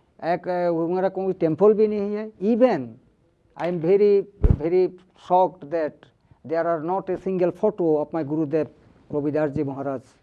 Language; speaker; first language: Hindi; non-native, learner; Bangla